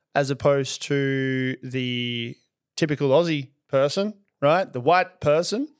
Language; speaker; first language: English; native; English